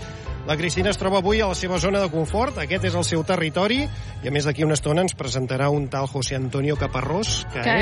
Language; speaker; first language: Catalan; native; Catalan